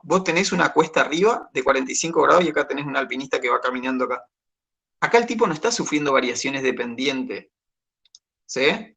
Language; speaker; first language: Spanish; native; Spanish